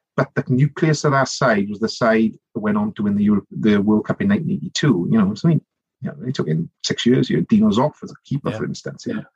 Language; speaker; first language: English; native; English